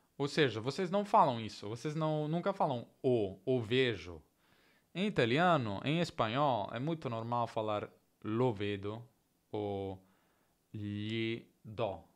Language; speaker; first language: Portuguese; non-native, learner; Italian